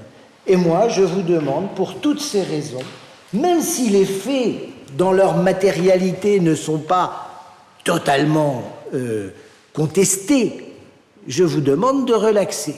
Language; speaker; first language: French; native; French